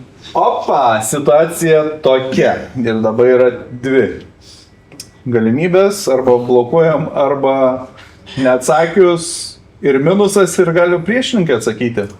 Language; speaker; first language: Lithuanian; native; Lithuanian